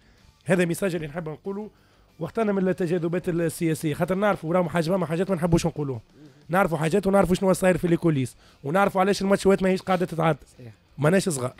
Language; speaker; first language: Arabic; native; Arabic